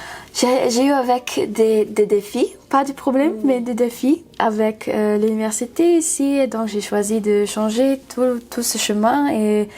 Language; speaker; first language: French; non-native, learner; English